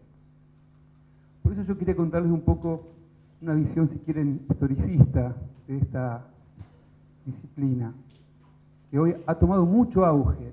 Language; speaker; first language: Spanish; native; Spanish